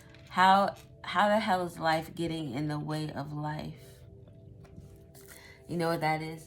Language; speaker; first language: English; native; English